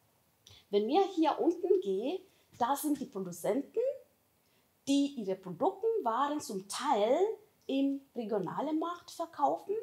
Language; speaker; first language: German; non-native, fluent; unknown